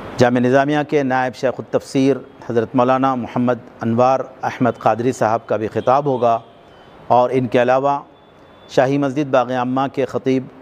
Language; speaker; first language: Urdu; native; Urdu